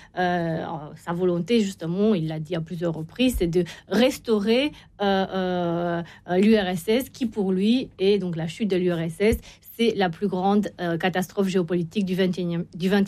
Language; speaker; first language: French; non-native, fluent; Romanian